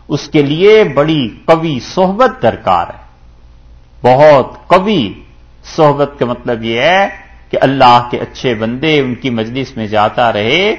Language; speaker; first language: Urdu; native; Urdu